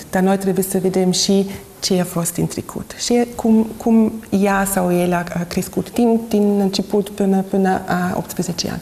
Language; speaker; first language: Romanian; non-native, fluent; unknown